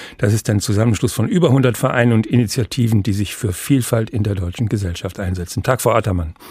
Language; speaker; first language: German; native; German